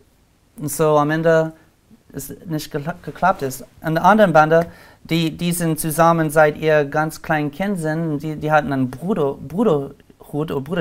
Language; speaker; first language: German; non-native, learner; English